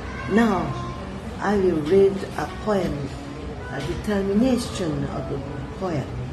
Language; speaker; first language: English; non-native, learner; Japanese